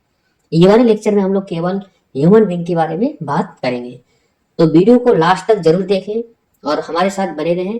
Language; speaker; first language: Hindi; native; Hindi